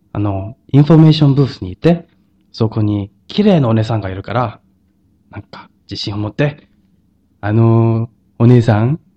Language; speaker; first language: Japanese; non-native, fluent; Korean